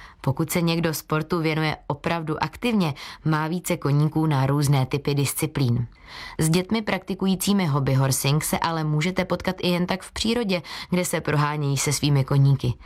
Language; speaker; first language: Czech; native; Czech